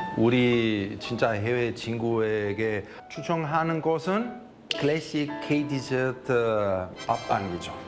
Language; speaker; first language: Korean; non-native, fluent; Italian